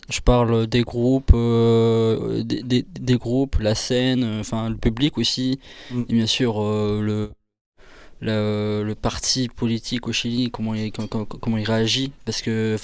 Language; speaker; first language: French; native; French